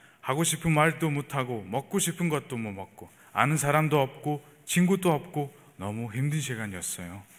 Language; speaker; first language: Korean; non-native, fluent; Mongolian